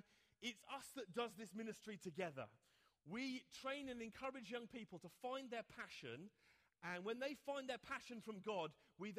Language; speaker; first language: English; native; English